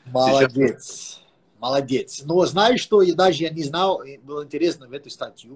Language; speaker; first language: Russian; non-native, fluent; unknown